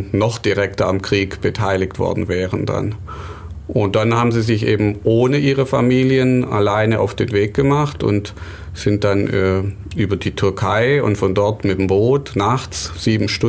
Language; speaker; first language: German; native; German